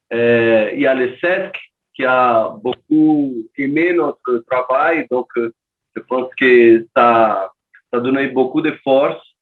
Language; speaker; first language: French; non-native, learner; Portuguese